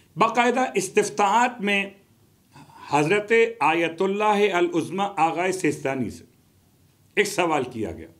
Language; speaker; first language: Urdu; native; Urdu